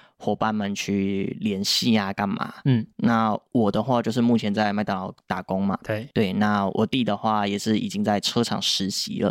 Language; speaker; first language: Chinese; native; Chinese